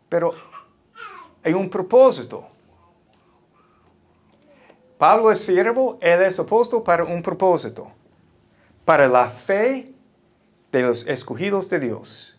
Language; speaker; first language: Spanish; non-native, fluent; English